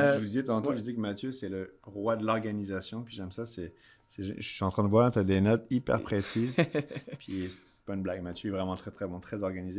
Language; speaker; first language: French; native; French